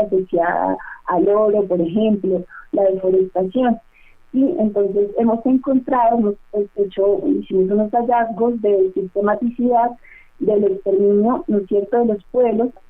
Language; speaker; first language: Spanish; native; Spanish